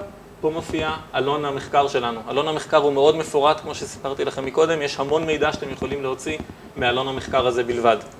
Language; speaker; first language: Hebrew; native; Hebrew